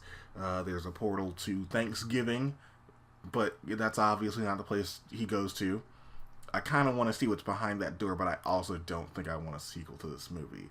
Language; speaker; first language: English; native; English